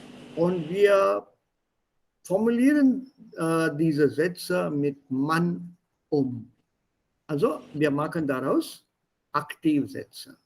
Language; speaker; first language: German; non-native, fluent; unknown